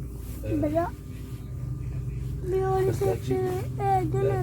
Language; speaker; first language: Swedish; early bilingual, other home language; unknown